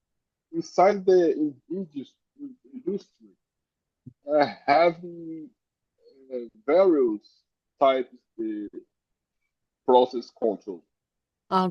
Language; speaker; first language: English; non-native, learner; Portuguese